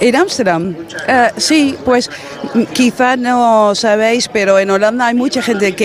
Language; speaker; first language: Spanish; non-native, fluent; Dutch